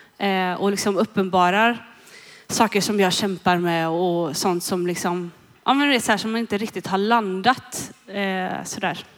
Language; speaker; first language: Swedish; native; Swedish